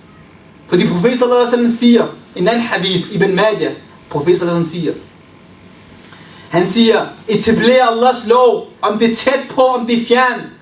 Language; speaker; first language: Danish; early bilingual, other home language; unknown